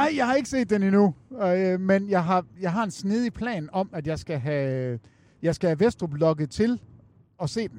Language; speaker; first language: Danish; native; Danish